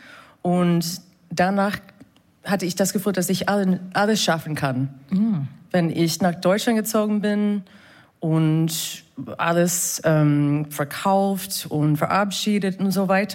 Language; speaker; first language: German; non-native, fluent; English